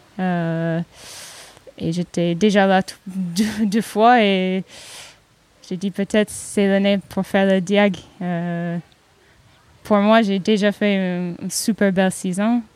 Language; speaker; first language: French; non-native, learner; English